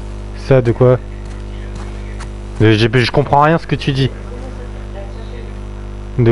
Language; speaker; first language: French; native; French